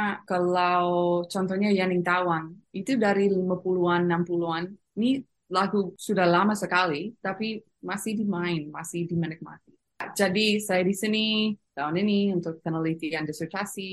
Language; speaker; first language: Indonesian; non-native, fluent; English